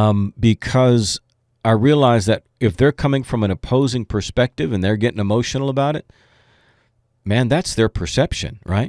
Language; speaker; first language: English; native; English